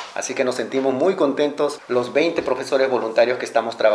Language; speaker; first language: Spanish; native; Spanish